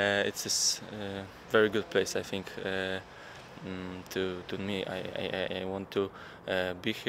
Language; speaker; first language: English; non-native, learner; Polish